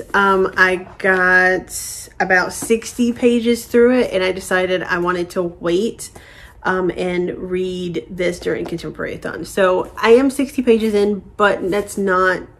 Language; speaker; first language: English; native; English